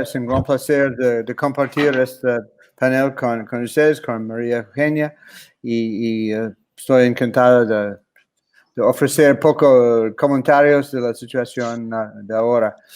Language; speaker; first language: Spanish; non-native, fluent; English